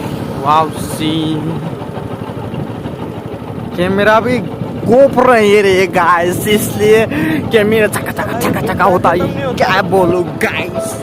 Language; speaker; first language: Hindi; non-native, local second language; Bodo